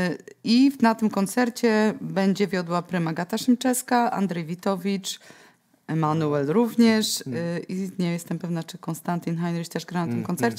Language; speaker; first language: Polish; native; Polish